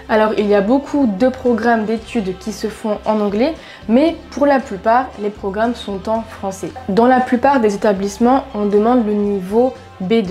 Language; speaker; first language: French; native; French